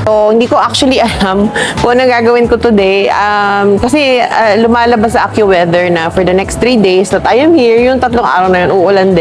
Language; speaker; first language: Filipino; native; Filipino